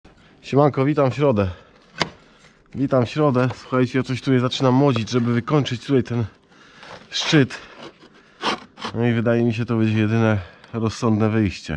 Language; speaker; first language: Polish; native; Polish